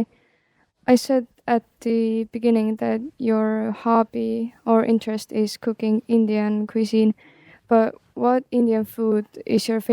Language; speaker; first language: English; non-native, fluent; Estonian